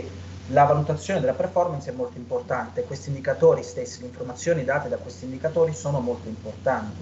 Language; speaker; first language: Italian; native; Italian